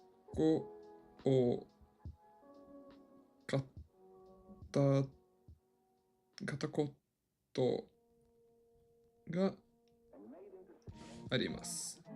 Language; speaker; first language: Japanese; non-native, learner; Swedish